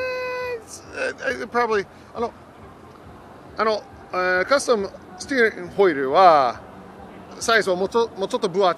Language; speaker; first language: Japanese; non-native, fluent; English